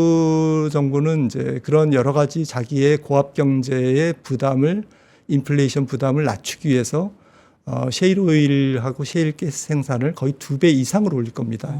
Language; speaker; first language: Korean; native; Korean